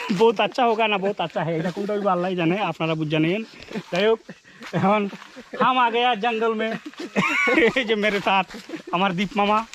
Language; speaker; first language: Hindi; non-native, learner; Bangla